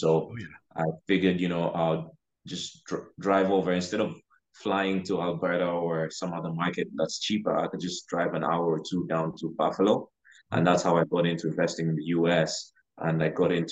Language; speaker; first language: English; non-native, local second language; Ganda